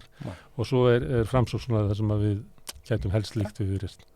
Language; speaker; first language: Icelandic; native; Icelandic